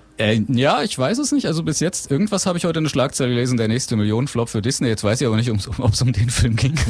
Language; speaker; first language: German; native; German